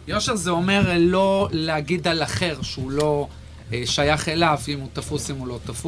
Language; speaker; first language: Hebrew; native; Hebrew